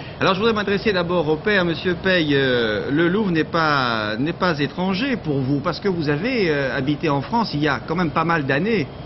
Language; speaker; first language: French; native; French